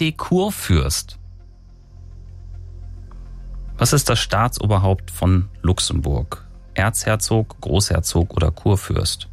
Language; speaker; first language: German; native; German